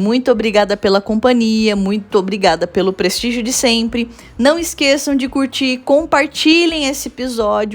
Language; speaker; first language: Portuguese; native; Portuguese